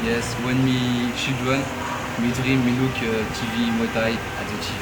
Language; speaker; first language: English; non-native, learner; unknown